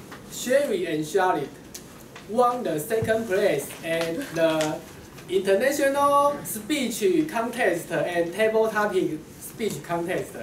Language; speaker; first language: English; non-native, fluent; Chinese